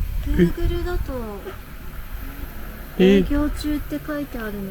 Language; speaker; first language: Japanese; native; Japanese